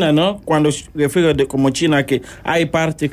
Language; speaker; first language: Spanish; non-native, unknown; Yoruba